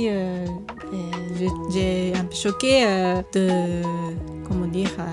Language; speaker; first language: French; non-native, learner; Japanese